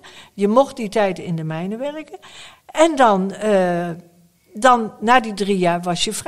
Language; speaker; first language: Dutch; native; Dutch